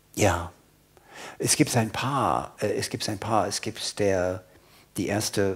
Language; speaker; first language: German; non-native, fluent; English